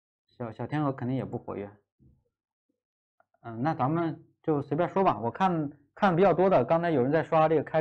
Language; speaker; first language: Chinese; native; Chinese